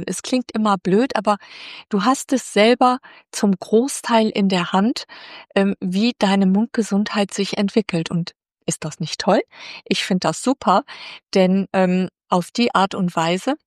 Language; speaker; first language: German; native; German